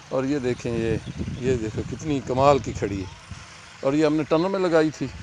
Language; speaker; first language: Urdu; native; Urdu